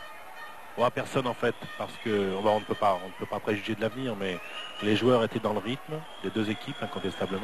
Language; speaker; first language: French; native; French